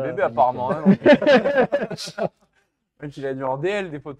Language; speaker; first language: French; native; French